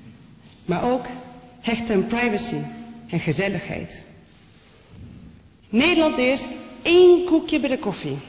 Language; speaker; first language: Dutch; non-native, fluent; Spanish